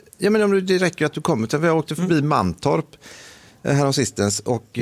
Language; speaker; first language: Swedish; native; Swedish